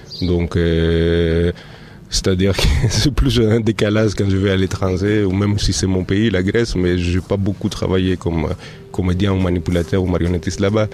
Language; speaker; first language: French; native; French